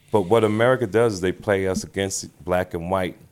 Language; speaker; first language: English; native; English